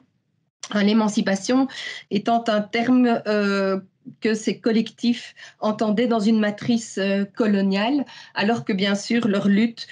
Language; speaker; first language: French; native; French